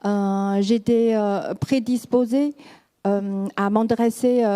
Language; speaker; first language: French; non-native, fluent; Chinese